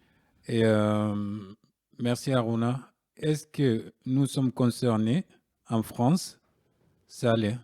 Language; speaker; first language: French; non-native, learner; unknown